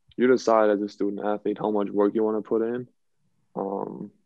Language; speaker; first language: English; non-native, fluent; German